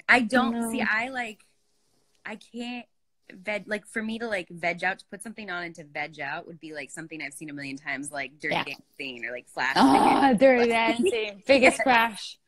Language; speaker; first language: English; native; English